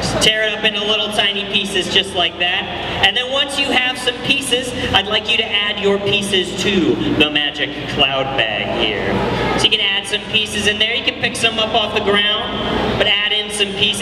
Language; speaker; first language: English; native; English